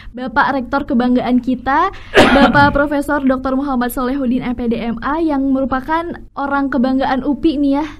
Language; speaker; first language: Indonesian; native; Indonesian